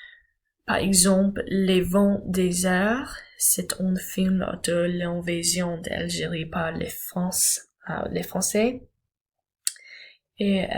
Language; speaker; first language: French; non-native, learner; English